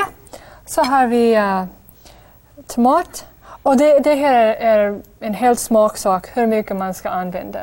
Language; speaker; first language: Swedish; non-native, fluent; English